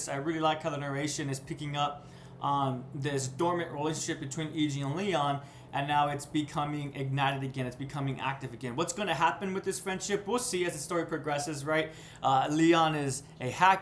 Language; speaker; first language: English; native; English